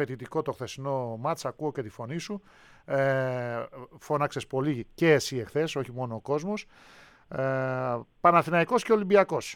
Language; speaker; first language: Greek; native; Greek